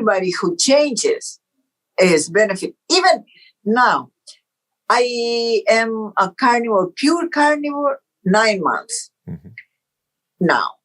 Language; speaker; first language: English; non-native, fluent; Portuguese